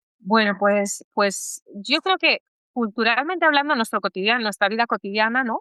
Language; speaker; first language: Spanish; native; Spanish